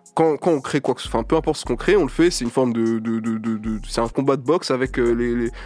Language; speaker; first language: French; native; French